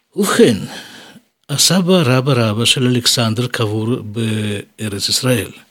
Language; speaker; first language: Hebrew; non-native, fluent; Russian